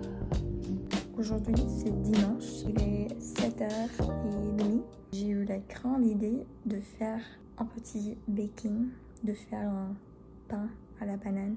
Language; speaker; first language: French; non-native, learner; Spanish